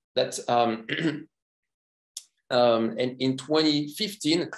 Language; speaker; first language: English; non-native, fluent; French